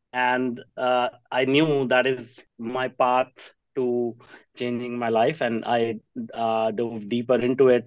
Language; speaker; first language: English; non-native, local second language; Punjabi